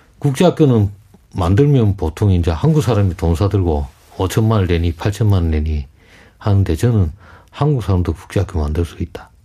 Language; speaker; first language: Korean; native; Korean